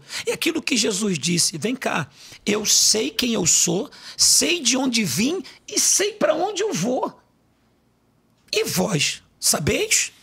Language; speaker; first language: Portuguese; native; Portuguese